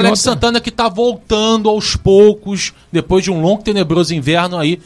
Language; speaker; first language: Portuguese; native; Portuguese